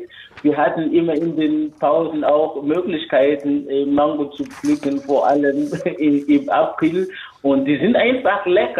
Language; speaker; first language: German; non-native, fluent; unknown